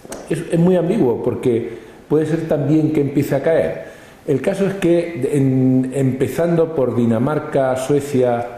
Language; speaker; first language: Spanish; native; Spanish